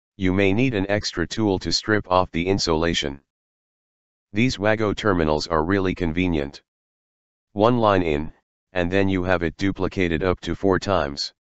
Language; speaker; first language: English; non-native, fluent; German